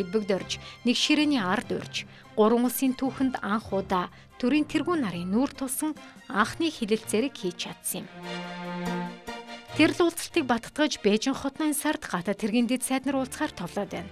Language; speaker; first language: Mongolian; native; Mongolian